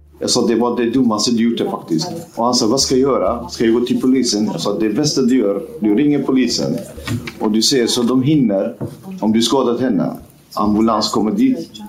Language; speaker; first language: Swedish; non-native, fluent; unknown